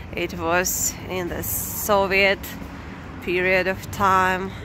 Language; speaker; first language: English; non-native, fluent; Russian